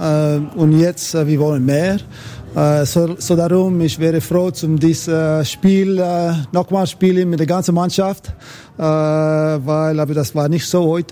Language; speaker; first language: German; non-native, fluent; English